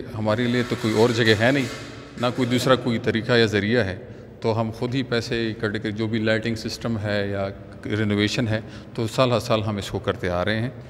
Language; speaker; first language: Urdu; non-native, local second language; Pashto